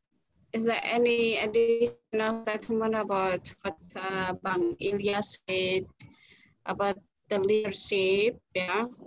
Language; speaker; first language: English; non-native, fluent; Indonesian